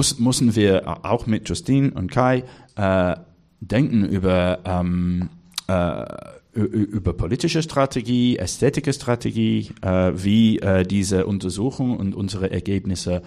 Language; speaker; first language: German; non-native, learner; English